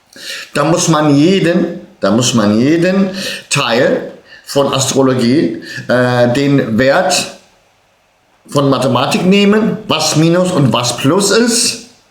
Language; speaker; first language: German; early bilingual, other home language; Turkish